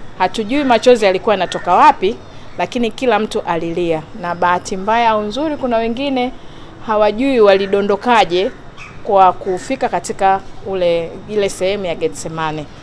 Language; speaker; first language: Swahili; native; Swahili